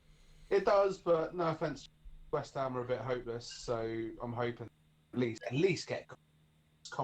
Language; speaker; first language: English; native; English